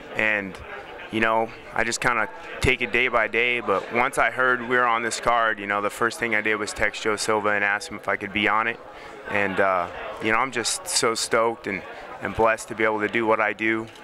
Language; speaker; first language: English; native; English